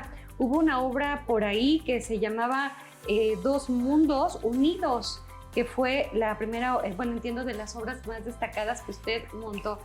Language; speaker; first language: Spanish; native; Spanish